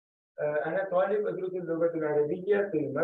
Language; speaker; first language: Arabic; non-native, learner; Urdu